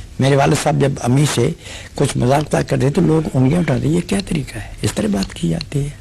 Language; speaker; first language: Urdu; non-native, local second language; Sindhi